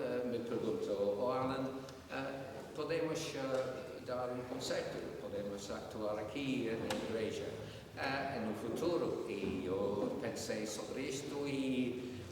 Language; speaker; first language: Portuguese; non-native, learner; English